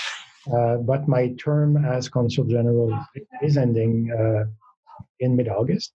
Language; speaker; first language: English; non-native, fluent; French